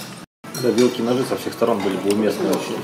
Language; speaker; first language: Russian; native; Russian